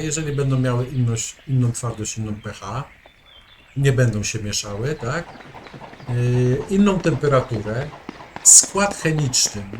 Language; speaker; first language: Polish; native; Polish